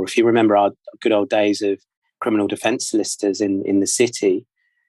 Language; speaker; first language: English; native; English